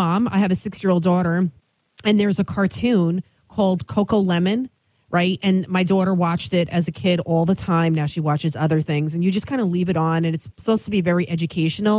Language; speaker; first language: English; early bilingual, other home language; Albanian